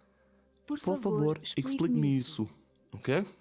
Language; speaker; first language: Portuguese; non-native, learner; German